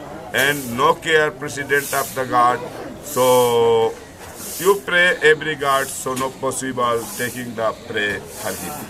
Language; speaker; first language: English; non-native, learner; Hindi